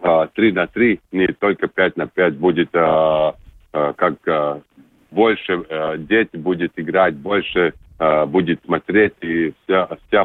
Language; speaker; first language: Russian; non-native, local second language; Latvian